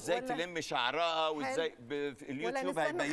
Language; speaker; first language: Arabic; native; Arabic